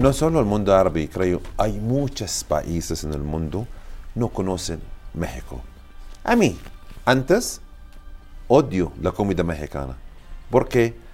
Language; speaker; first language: Spanish; non-native, learner; Arabic